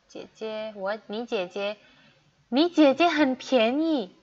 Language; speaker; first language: Chinese; non-native, fluent; Indonesian